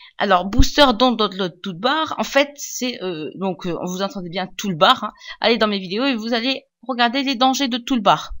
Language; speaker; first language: French; native; French